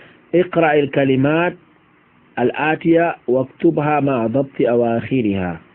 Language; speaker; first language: Arabic; non-native, fluent; Fula